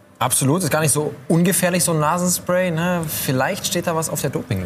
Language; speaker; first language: German; native; German